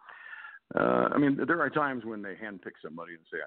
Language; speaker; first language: English; native; English